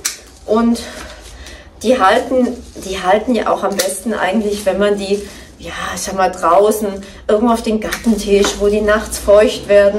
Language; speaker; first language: German; native; German